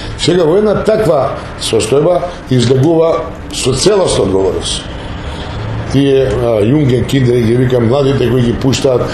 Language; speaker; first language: Macedonian; native; Macedonian